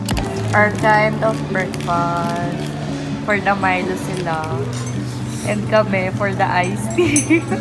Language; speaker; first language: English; non-native, local second language; Filipino